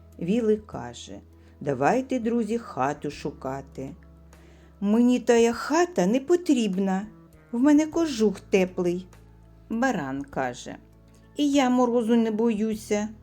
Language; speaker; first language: Ukrainian; native; Ukrainian